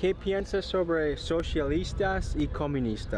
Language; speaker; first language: Spanish; non-native, learner; English